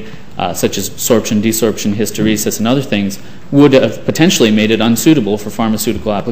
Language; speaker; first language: English; native; English